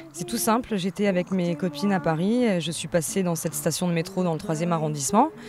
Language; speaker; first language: French; early bilingual, other home language; Spanish